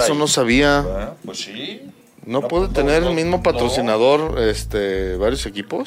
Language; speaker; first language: Spanish; native; Spanish